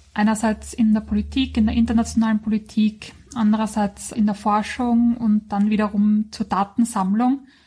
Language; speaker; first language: German; native; German